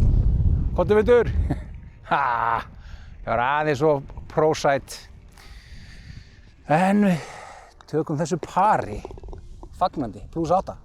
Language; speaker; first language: Icelandic; native; Icelandic